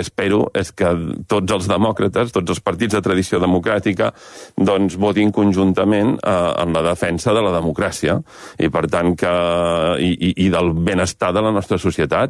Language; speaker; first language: Catalan; native; Catalan